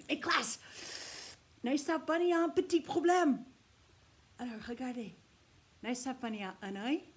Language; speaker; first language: French; non-native, fluent; English